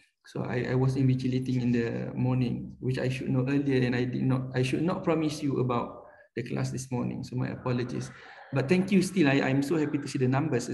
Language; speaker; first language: English; non-native, local second language; Malay